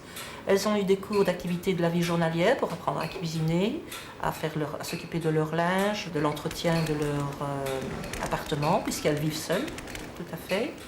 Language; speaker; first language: French; native; French